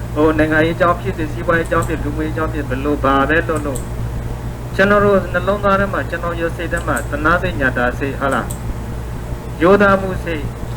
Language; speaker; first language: Burmese; non-native, local second language; S'gaw Karen